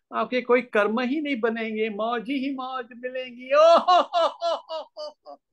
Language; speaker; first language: Hindi; native; Hindi